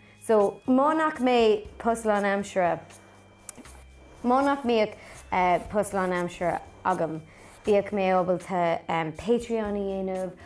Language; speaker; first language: Irish; non-native, local second language; English